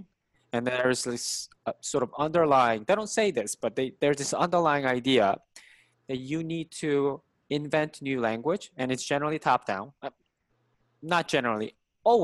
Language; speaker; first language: English; non-native, fluent; Korean